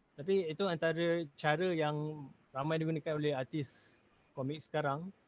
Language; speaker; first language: Malay; native; Malay